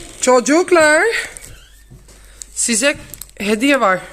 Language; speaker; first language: Turkish; non-native, learner; Dutch